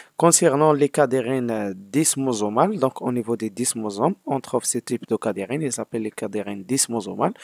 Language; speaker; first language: French; non-native, local second language; Arabic